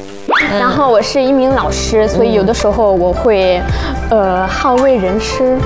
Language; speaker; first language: Chinese; non-native, fluent; Italian